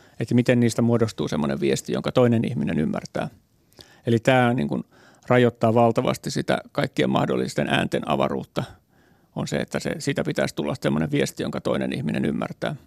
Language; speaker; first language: Finnish; native; Finnish